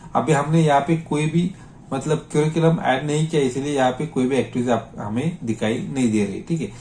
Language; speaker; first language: Hindi; non-native, local second language; Marathi